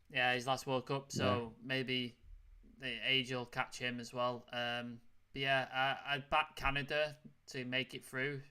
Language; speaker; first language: English; native; English